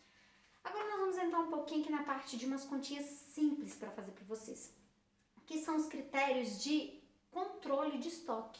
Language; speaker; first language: Portuguese; native; Portuguese